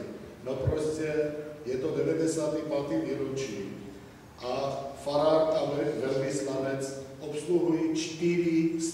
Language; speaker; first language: Czech; non-native, fluent; Armenian